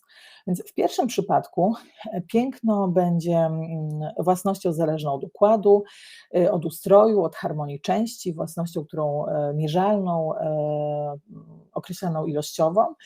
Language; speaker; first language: Polish; native; Polish